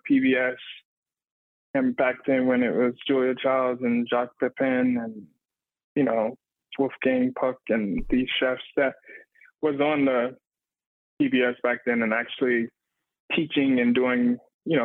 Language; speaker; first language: English; native; English